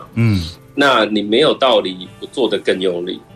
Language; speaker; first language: Chinese; native; Chinese